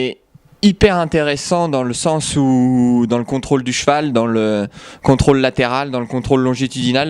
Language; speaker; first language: French; native; French